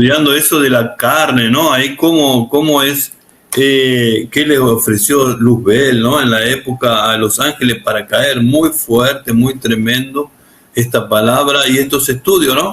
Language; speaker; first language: Spanish; non-native, fluent; Portuguese